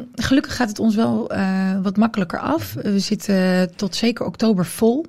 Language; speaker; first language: Dutch; early bilingual, other home language; Arabic